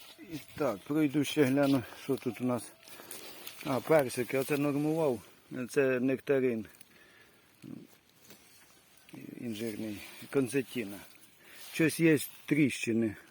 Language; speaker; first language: Ukrainian; native; Ukrainian